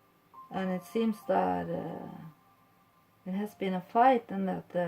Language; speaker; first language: English; non-native, fluent; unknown